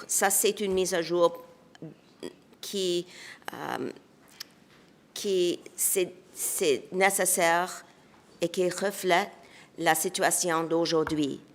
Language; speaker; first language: French; non-native, local second language; English